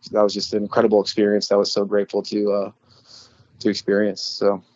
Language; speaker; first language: English; native; English